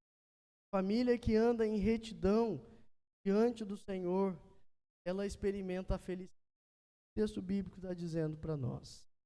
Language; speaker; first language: Portuguese; native; Portuguese